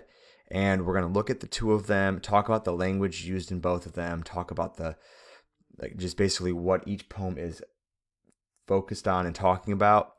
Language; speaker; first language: English; native; English